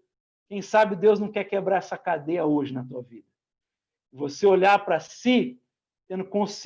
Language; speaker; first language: Portuguese; native; Portuguese